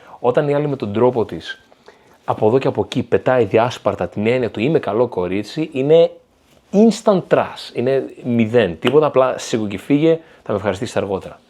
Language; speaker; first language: Greek; native; Greek